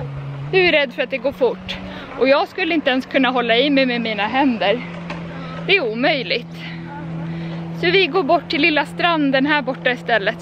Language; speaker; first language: Swedish; native; Swedish